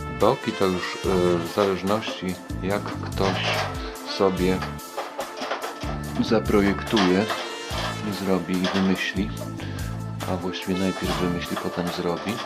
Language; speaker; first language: Polish; native; Polish